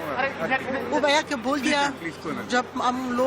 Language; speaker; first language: Hindi; non-native, learner; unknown